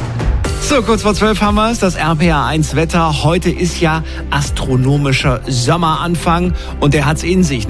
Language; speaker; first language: German; native; German